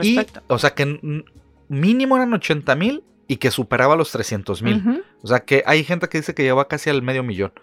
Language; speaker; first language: Spanish; native; Spanish